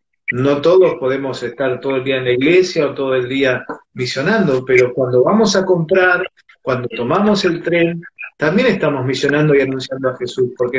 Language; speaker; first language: Spanish; native; Spanish